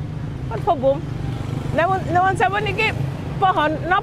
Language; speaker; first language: Dutch; non-native, local second language; Javanese